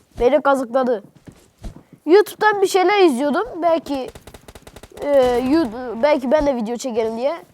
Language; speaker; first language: Turkish; native; Turkish